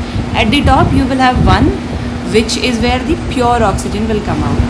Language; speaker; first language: English; non-native, local second language; Hindi